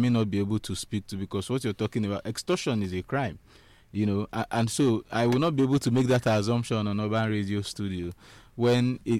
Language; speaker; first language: English; non-native, local second language; Igbo